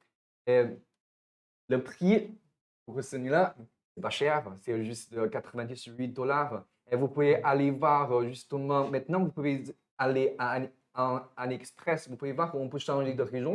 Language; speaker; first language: French; non-native, fluent; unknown